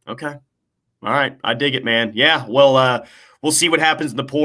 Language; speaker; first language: English; native; English